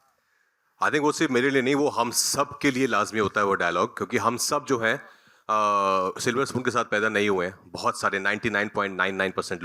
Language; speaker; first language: Hindi; native; Hindi